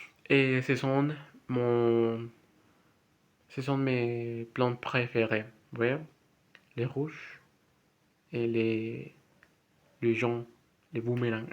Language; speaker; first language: French; non-native, learner; Spanish